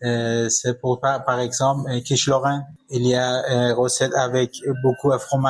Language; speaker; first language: French; non-native, learner; Persian